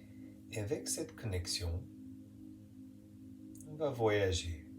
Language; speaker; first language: French; non-native, fluent; English